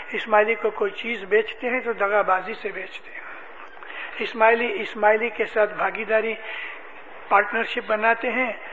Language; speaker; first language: Urdu; non-native, local second language; Gujarati